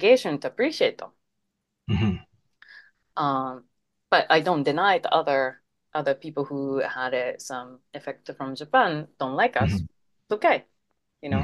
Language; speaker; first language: English; non-native, fluent; Japanese